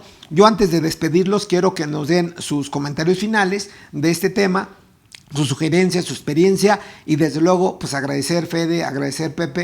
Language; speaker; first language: Spanish; native; Spanish